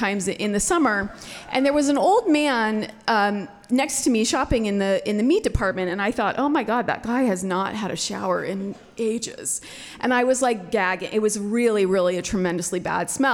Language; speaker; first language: English; native; English